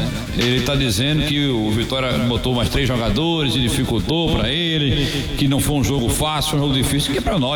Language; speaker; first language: Portuguese; native; Portuguese